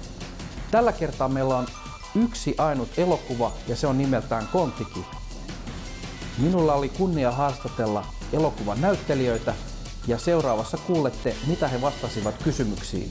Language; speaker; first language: Finnish; native; Finnish